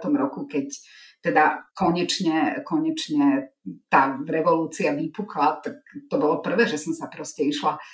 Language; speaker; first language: Slovak; non-native, local second language; Hungarian